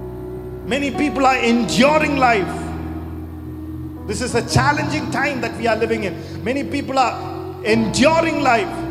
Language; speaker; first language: English; non-native, local second language; Malayalam